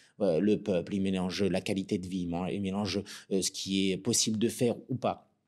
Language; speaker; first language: French; non-native, local second language; Arabic